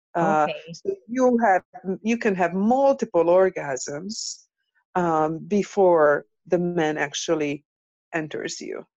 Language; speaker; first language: English; non-native, fluent; Hungarian